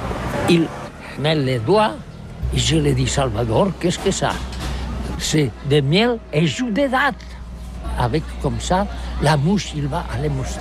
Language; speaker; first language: French; non-native, learner; Catalan